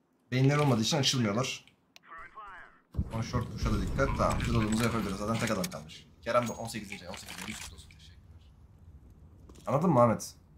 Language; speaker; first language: Turkish; native; Turkish